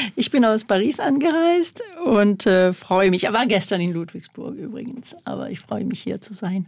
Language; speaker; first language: German; non-native, fluent; French